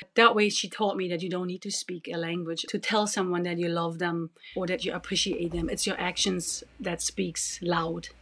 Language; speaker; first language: English; non-native, fluent; German